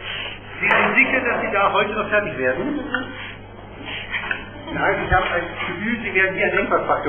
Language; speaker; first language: German; native; German